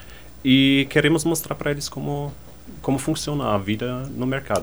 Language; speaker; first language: Portuguese; non-native, fluent; German